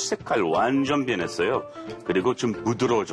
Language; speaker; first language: Korean; non-native, learner; English